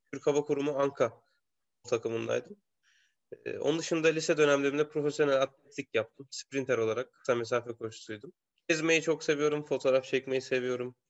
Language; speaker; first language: Turkish; native; Turkish